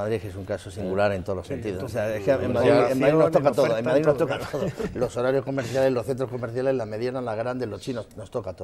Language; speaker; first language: Spanish; native; Spanish